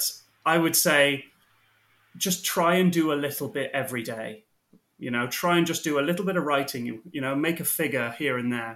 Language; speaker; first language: English; native; English